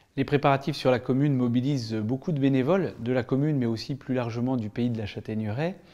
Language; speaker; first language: French; native; French